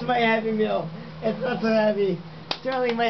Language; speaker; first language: English; native; English